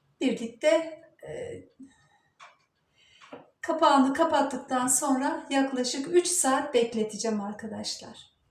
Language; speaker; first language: Turkish; native; Turkish